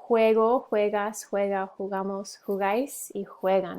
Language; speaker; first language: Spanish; non-native, fluent; English